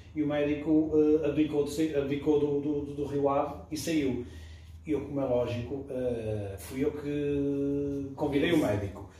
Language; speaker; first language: Portuguese; early bilingual, other home language; French